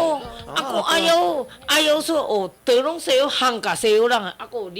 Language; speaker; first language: Filipino; non-native, learner; Chinese